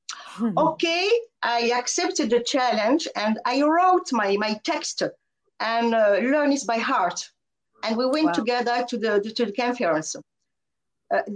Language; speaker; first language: English; non-native, fluent; French